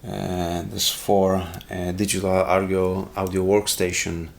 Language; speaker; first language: English; non-native, learner; Polish